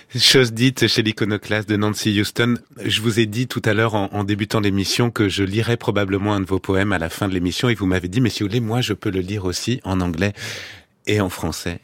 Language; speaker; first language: French; native; French